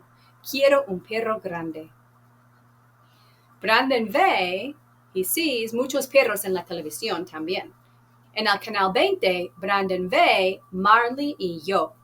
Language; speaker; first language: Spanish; non-native, fluent; English